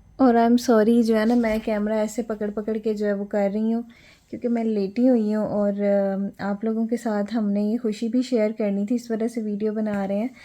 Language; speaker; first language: Urdu; non-native, local second language; Punjabi